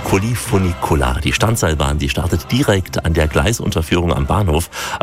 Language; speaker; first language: German; native; German